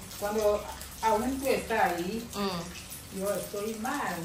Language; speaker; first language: Spanish; non-native, learner; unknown